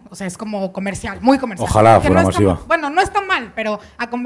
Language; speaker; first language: Spanish; native; Spanish